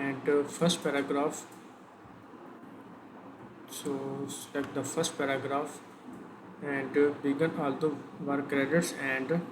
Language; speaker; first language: English; non-native, learner; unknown